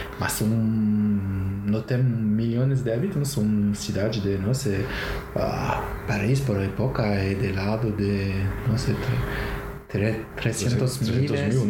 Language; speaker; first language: Portuguese; non-native, learner; French